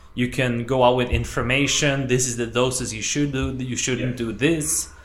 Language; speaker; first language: English; non-native, fluent; Swedish